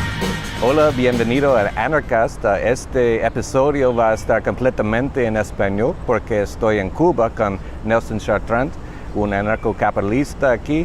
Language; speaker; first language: Spanish; non-native, learner; English